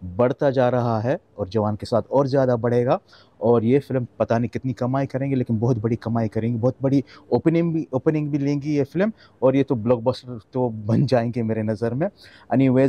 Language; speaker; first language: Hindi; non-native, fluent; Arabic